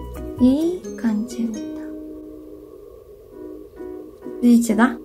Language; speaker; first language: Russian; non-native, fluent; Korean